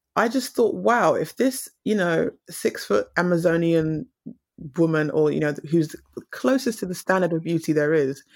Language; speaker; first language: English; native; English